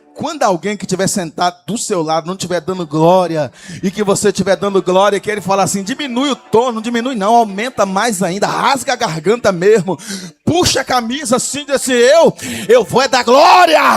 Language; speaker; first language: Portuguese; native; Portuguese